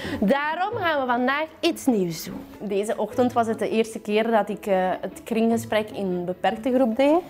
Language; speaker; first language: Dutch; native; Dutch